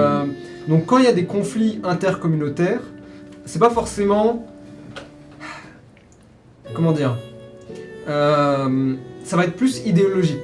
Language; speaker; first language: French; native; French